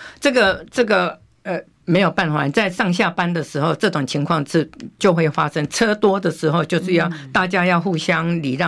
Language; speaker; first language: Chinese; native; Chinese